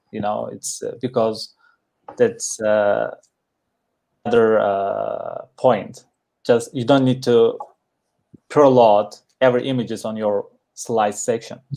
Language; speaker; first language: English; non-native, learner; Turkish